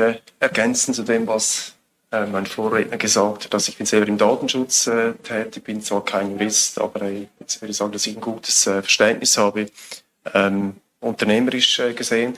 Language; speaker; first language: German; native; German